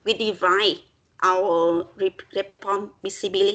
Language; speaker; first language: English; non-native, learner; Vietnamese